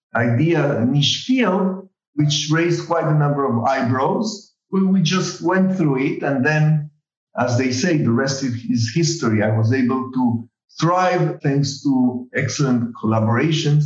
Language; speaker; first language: English; non-native, fluent; Spanish